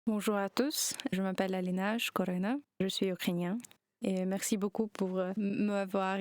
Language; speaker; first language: French; non-native, learner; Ukrainian